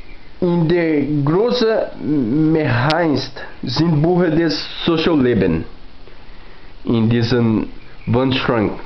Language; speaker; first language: German; non-native, learner; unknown